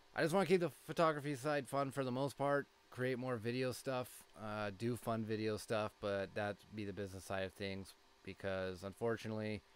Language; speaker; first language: English; native; English